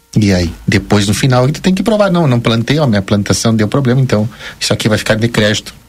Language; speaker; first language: Portuguese; early bilingual, other home language; Spanish